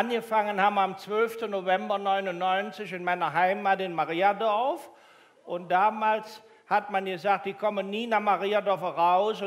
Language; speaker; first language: German; native; German